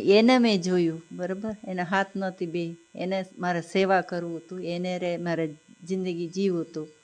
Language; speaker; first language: Gujarati; non-native, local second language; Malayalam